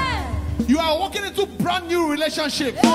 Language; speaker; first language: English; non-native, local second language; Igbo